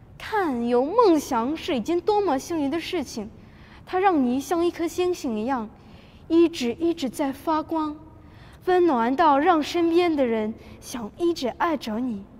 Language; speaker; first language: Chinese; non-native, fluent; Russian